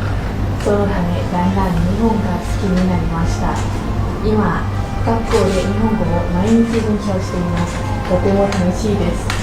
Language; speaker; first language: Japanese; non-native, learner; Lao